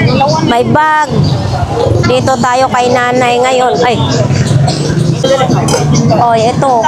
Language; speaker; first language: Filipino; native; Filipino